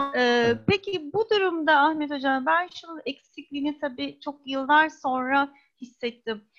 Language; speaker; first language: Turkish; early bilingual, heritage; Turkish